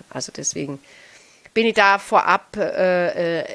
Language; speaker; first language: German; non-native, fluent; Danish